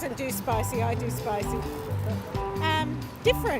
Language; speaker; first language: English; non-native, learner; Vietnamese